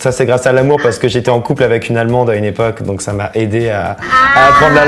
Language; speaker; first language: French; native; French